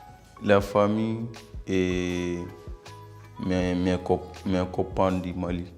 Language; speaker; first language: French; non-native, learner; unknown